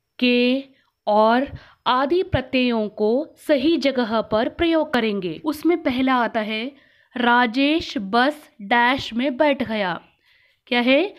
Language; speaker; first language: Hindi; non-native, local second language; Kannada